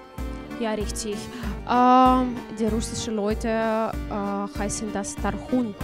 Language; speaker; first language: German; non-native, learner; Russian